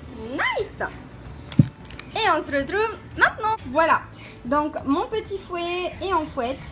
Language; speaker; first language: French; native; French